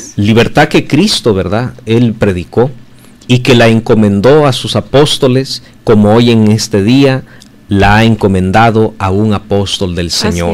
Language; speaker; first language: Spanish; native; Spanish